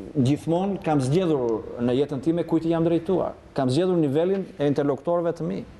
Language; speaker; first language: Albanian; non-native, local second language; Greek